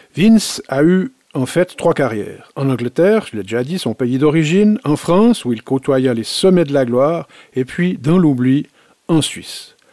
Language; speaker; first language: French; native; French